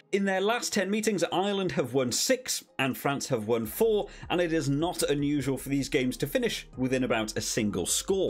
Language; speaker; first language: English; native; English